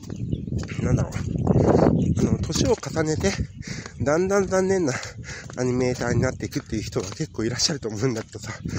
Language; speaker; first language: Japanese; native; Japanese